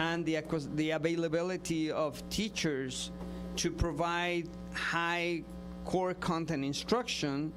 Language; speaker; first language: English; non-native, fluent; Spanish